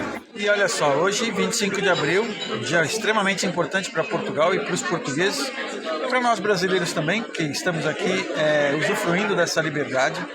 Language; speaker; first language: Portuguese; native; Portuguese